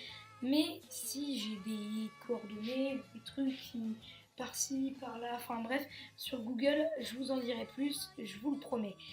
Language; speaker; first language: French; native; French